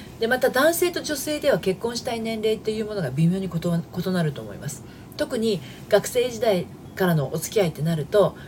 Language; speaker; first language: Japanese; native; Japanese